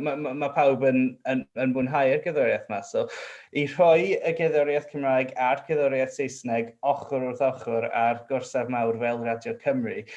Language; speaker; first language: Welsh; non-native, local second language; English